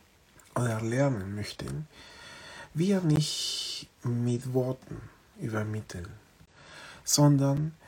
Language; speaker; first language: German; non-native, fluent; Spanish